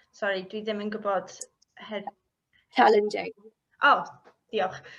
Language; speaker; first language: Welsh; non-native, learner; English